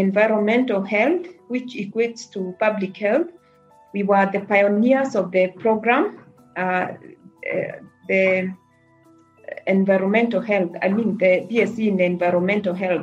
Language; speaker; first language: English; non-native, local second language; Kikuyu